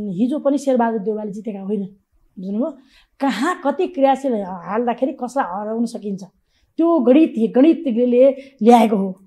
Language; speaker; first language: Nepali; native; Nepali